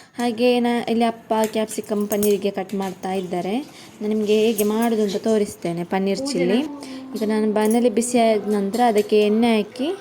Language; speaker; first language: Kannada; non-native, local second language; Konkani